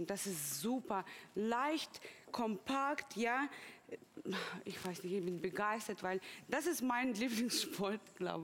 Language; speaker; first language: German; non-native, fluent; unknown